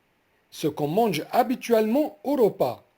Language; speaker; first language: French; non-native, fluent; Arabic